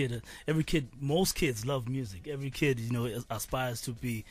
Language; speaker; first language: English; non-native, local second language; Swati